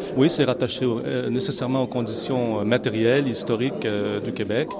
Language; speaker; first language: French; native; French